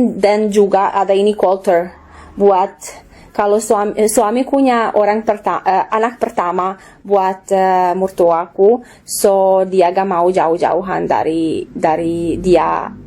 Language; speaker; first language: Indonesian; non-native, learner; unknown